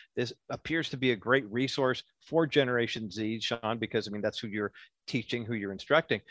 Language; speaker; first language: English; native; English